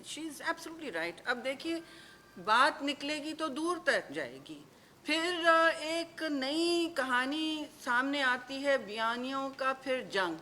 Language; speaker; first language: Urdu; native; Urdu